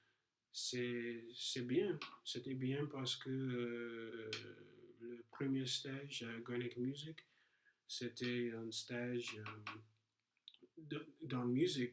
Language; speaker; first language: French; non-native, learner; English